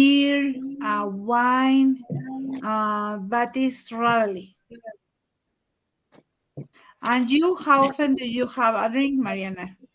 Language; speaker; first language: English; non-native, learner; Spanish